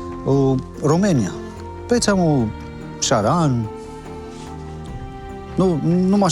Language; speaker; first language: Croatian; non-native, learner; Romanian